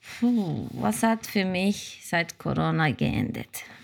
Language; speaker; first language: German; non-native, learner; Turkish